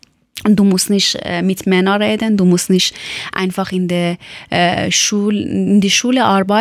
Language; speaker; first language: German; non-native, learner; Persian